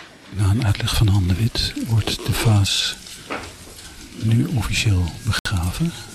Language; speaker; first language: Dutch; native; Dutch